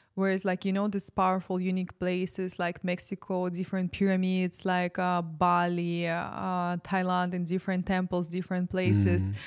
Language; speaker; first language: English; non-native, fluent; Ukrainian